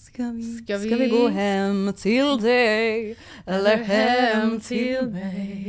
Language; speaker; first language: Swedish; native; Swedish